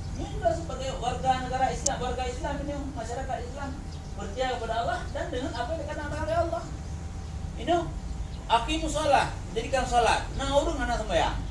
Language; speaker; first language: Malay; non-native, local second language; Achinese